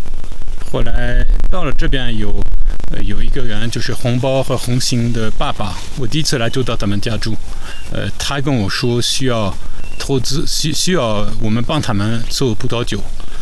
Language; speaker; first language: Chinese; non-native, fluent; French